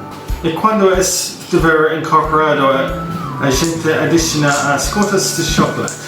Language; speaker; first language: Portuguese; non-native, learner; English